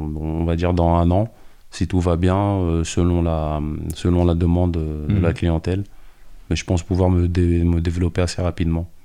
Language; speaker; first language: French; native; French